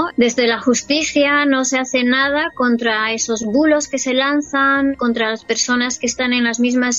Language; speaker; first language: Spanish; native; Spanish